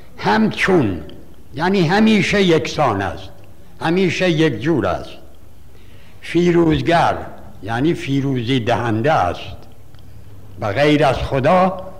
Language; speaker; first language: Persian; native; Persian